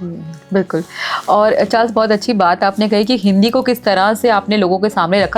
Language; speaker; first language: Hindi; native; Hindi